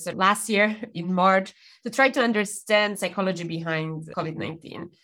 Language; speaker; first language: English; non-native, fluent; Polish